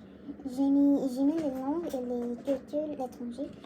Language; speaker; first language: French; non-native, learner; Korean